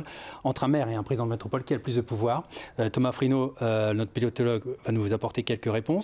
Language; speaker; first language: French; native; French